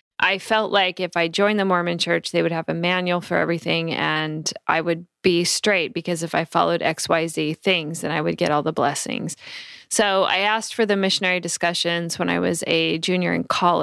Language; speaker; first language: English; native; English